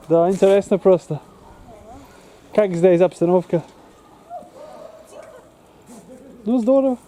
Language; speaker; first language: Russian; non-native, fluent; English